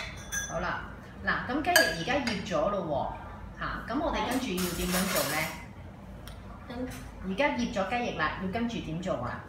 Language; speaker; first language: Cantonese; native; Cantonese